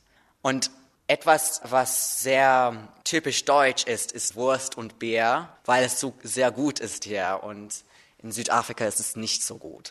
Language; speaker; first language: German; non-native, learner; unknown